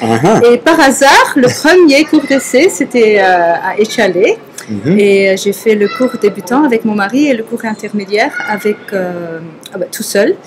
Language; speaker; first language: French; non-native, fluent; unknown